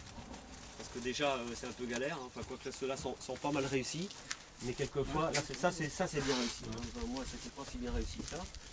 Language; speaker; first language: French; native; French